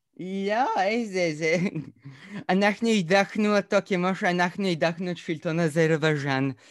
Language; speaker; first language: Hebrew; early bilingual, other home language; Russian